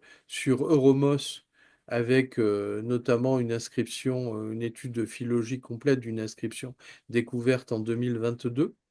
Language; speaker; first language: French; native; French